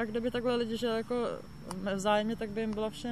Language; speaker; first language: Czech; native; Czech